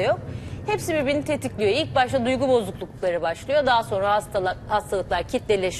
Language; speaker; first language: Turkish; native; Turkish